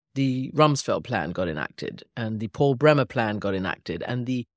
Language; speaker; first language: English; early bilingual, other home language; Persian